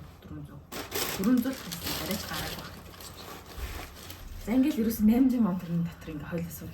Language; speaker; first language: Mongolian; native; Mongolian